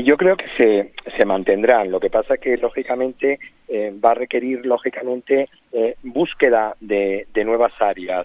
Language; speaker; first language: Spanish; native; Spanish